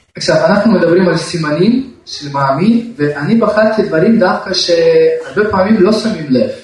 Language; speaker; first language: Hebrew; non-native, fluent; Russian